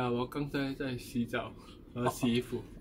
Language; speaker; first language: Chinese; non-native, learner; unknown